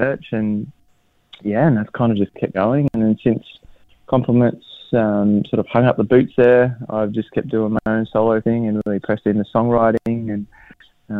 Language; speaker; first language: English; native; English